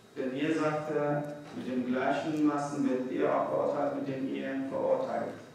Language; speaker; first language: German; non-native, fluent; Arabic